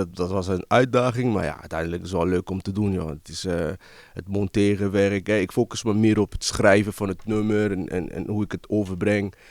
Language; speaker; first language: Dutch; early bilingual, other home language; Lingala